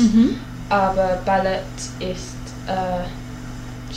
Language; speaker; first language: German; non-native, learner; English